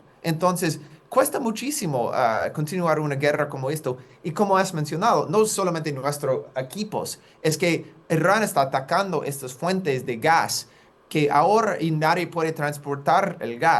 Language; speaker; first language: Spanish; non-native, fluent; English